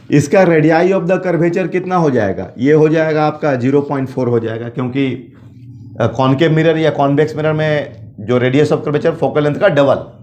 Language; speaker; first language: Hindi; native; Hindi